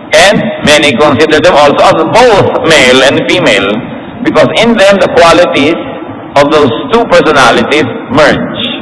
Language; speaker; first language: English; non-native, local second language; Filipino